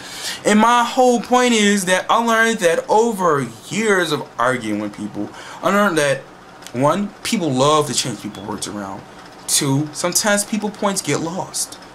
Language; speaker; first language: English; native; English